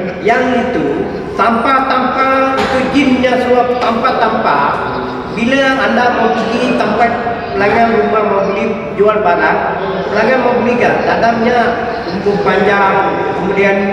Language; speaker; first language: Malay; non-native, local second language; Tamil